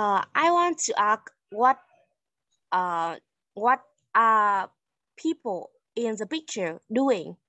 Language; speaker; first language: English; non-native, learner; Vietnamese